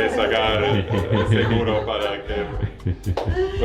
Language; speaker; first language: Spanish; non-native, learner; English